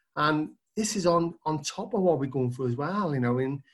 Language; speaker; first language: English; native; English